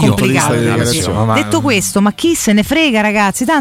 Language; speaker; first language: Italian; native; Italian